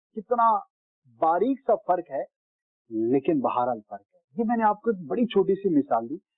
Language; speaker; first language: Urdu; native; Urdu